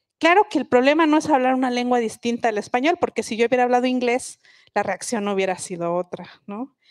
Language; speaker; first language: Spanish; non-native, local second language; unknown